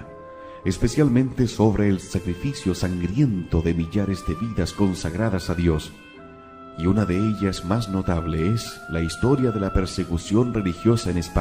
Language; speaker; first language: Spanish; native; Spanish